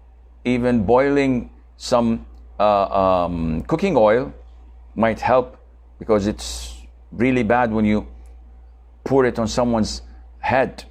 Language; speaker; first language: English; non-native, fluent; Arabic